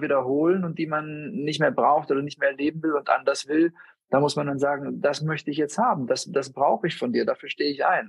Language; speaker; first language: German; native; German